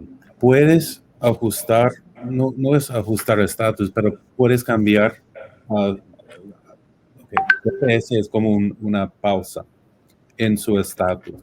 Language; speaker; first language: Spanish; non-native, fluent; English